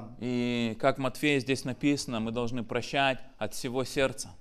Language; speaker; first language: Russian; native; Russian